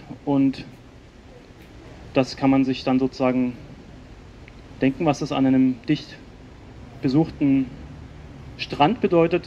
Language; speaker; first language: German; native; German